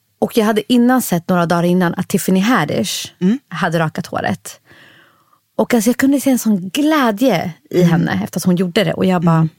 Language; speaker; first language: Swedish; native; Swedish